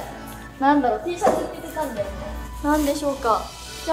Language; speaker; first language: Japanese; native; Japanese